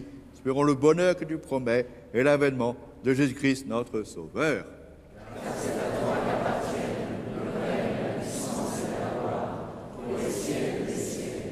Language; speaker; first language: French; native; French